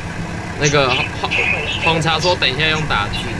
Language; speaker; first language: Chinese; native; Chinese